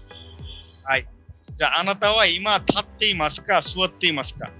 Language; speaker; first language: Japanese; non-native, fluent; Bangla